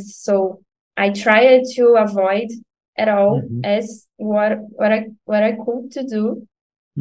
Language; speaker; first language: English; non-native, learner; Portuguese